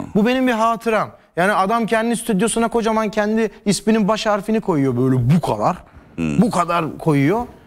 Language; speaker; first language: Turkish; native; Turkish